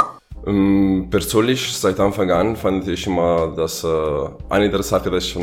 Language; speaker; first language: German; non-native, fluent; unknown